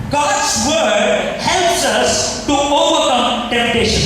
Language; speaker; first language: English; non-native, local second language; Telugu